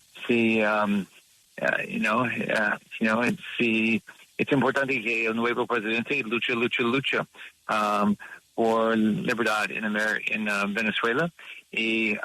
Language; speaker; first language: Spanish; non-native, learner; English